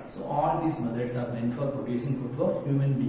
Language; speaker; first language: English; non-native, local second language; Malayalam